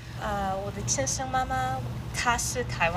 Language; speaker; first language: Chinese; non-native, fluent; Dutch